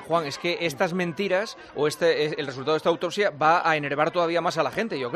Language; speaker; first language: Spanish; native; Spanish